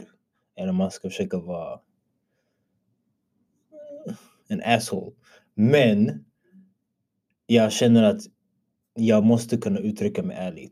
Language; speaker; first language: Swedish; early bilingual, other home language; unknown